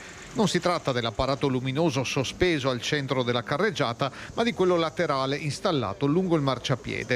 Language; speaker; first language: Italian; native; Italian